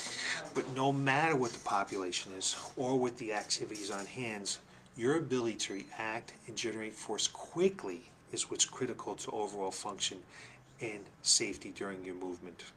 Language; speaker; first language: English; native; English